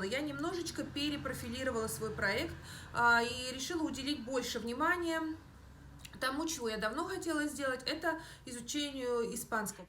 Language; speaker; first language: Russian; native; Russian